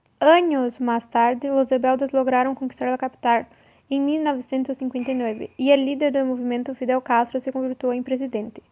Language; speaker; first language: Spanish; non-native, learner; Portuguese